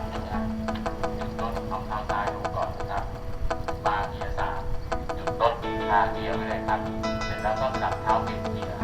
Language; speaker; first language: Thai; native; Thai